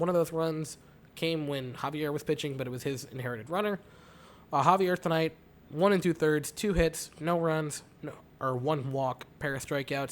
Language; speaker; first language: English; native; English